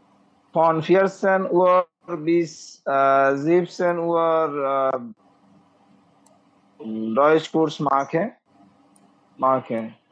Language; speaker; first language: German; non-native, learner; Bangla